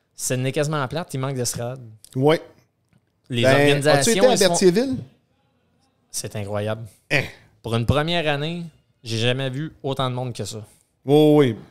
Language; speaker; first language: French; native; French